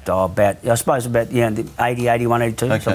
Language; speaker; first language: English; native; English